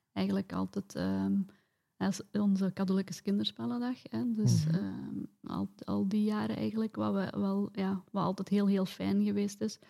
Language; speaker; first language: Dutch; native; Dutch